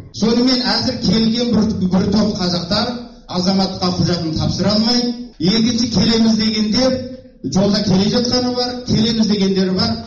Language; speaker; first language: Kazakh; early bilingual, heritage; Kazakh